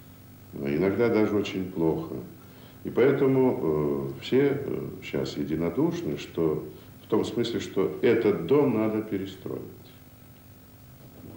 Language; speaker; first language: Russian; native; Russian